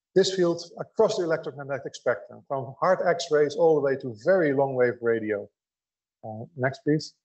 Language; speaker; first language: English; non-native, fluent; Dutch